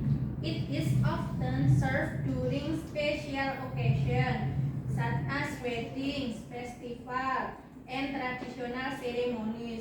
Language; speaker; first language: English; non-native, learner; Indonesian